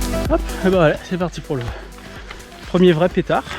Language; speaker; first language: French; native; French